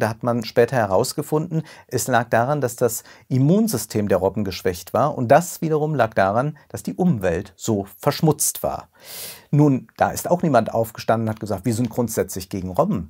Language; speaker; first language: German; native; German